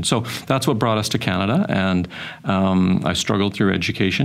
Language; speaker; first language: English; native; English